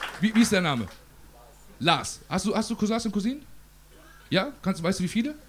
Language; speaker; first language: German; early bilingual, other home language; Persian